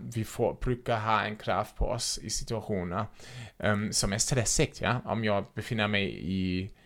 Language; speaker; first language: Swedish; non-native, fluent; German